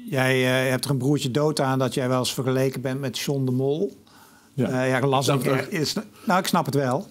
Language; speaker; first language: Dutch; native; Dutch